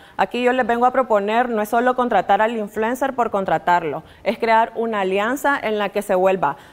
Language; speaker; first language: Spanish; native; Spanish